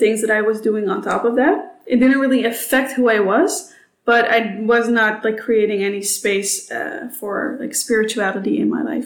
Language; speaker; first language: English; non-native, fluent; Dutch